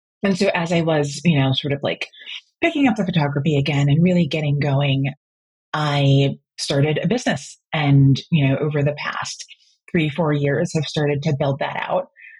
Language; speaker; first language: English; native; English